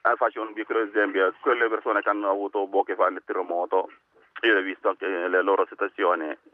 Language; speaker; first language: Italian; non-native, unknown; Arabic